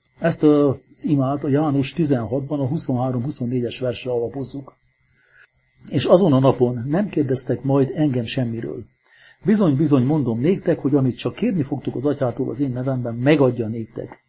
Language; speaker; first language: Hungarian; native; Hungarian